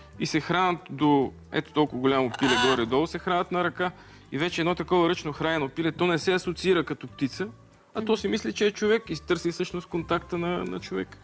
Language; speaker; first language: Bulgarian; native; Bulgarian